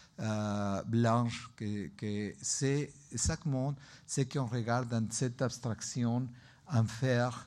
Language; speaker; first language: French; non-native, learner; Spanish